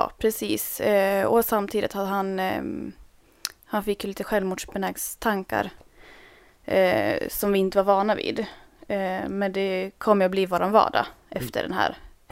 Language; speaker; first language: Swedish; native; Swedish